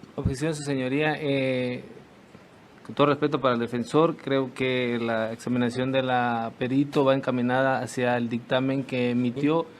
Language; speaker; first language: Spanish; native; Spanish